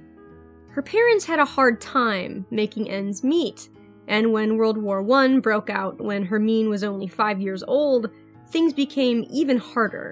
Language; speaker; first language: English; native; English